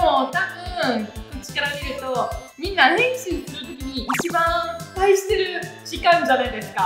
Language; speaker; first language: Japanese; non-native, fluent; Italian